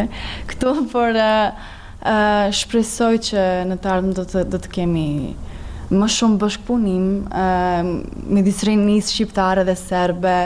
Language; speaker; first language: Albanian; non-native, learner; Serbian